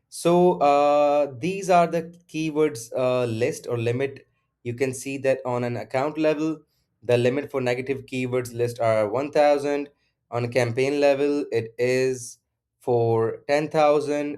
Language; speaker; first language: English; non-native, local second language; Urdu